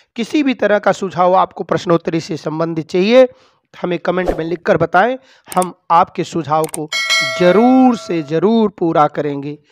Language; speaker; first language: Hindi; native; Hindi